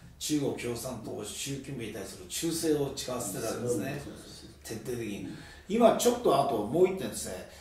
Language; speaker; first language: Japanese; native; Japanese